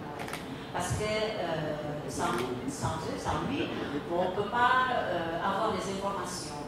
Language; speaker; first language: French; non-native, fluent; Indonesian